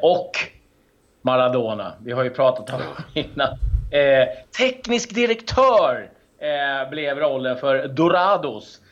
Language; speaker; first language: Swedish; native; Swedish